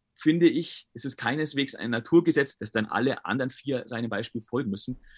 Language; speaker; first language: German; native; German